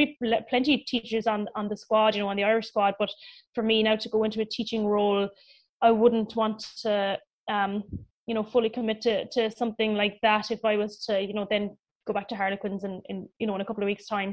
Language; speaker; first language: English; native; English